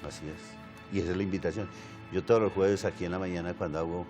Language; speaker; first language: Spanish; native; Spanish